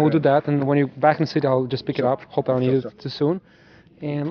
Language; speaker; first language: English; native; English